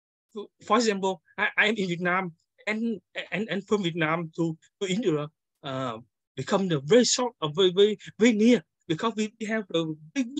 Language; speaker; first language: English; non-native, learner; Vietnamese